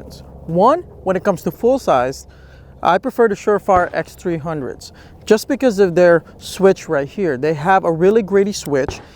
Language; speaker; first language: English; native; English